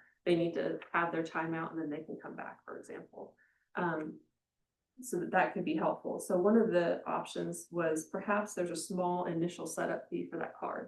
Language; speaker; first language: English; native; English